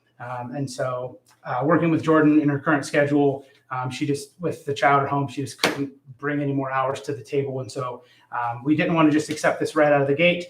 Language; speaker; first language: English; native; English